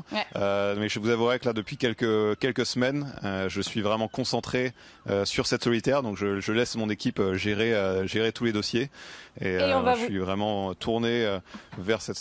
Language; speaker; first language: French; native; French